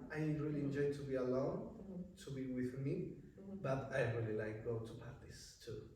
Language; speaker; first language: English; non-native, learner; Spanish